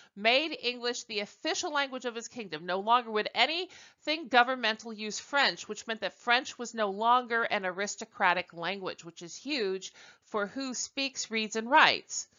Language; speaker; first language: English; native; English